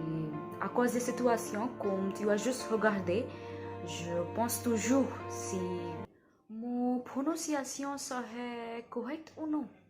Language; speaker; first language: French; non-native, learner; Hindi